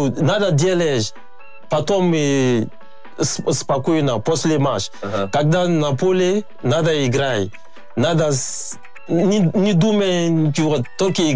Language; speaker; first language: Russian; non-native, learner; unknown